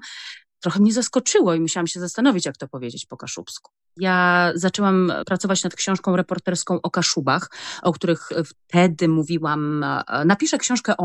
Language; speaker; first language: Polish; non-native, local second language; Kashubian